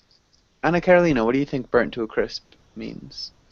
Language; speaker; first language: English; native; English